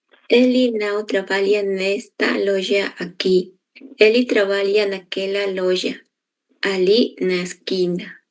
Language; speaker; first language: Portuguese; non-native, learner; Spanish